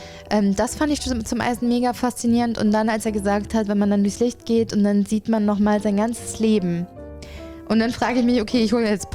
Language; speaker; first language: German; native; German